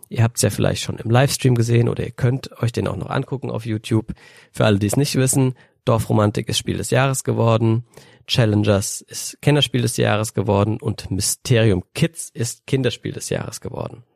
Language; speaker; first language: German; native; German